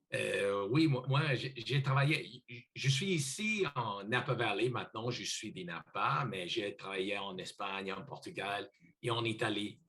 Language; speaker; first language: French; non-native, learner; English